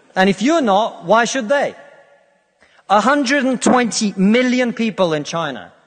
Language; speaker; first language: English; non-native, fluent; Russian